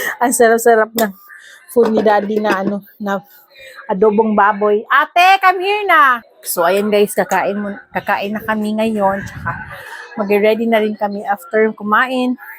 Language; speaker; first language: Filipino; non-native, local second language; Cebuano